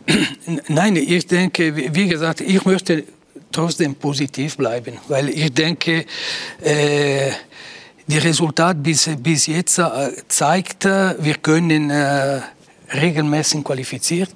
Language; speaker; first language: German; non-native, local second language; Italian